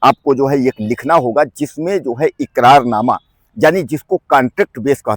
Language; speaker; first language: Hindi; native; Hindi